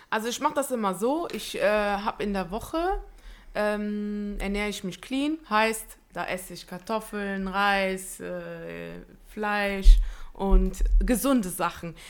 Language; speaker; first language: German; early bilingual, other home language; Italian